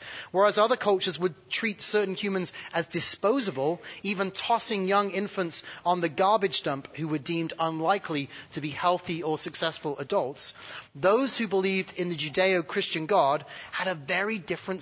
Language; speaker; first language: English; native; English